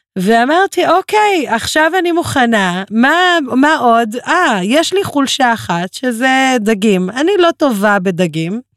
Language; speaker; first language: Hebrew; non-native, local second language; Arabic